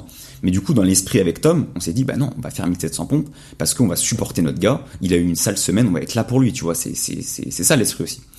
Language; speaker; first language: French; native; French